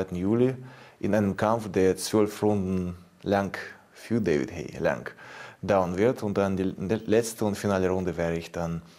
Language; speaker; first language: German; non-native, fluent; Ukrainian